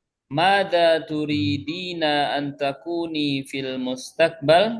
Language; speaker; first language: Arabic; non-native, fluent; Indonesian